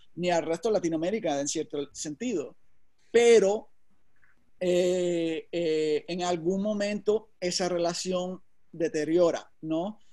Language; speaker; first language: Spanish; early bilingual, heritage; Spanish